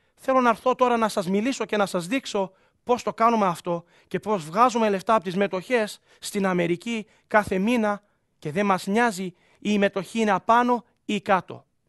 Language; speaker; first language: Greek; early bilingual, heritage; Greek